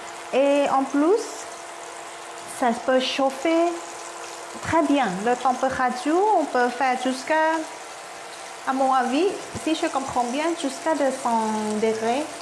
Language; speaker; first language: French; non-native, learner; Thai